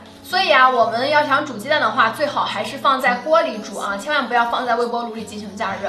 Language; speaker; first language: Chinese; native; Chinese